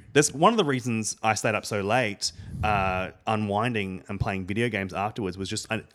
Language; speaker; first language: English; native; English